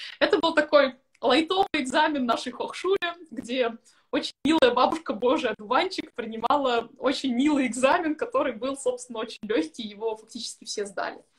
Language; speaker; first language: Russian; native; Russian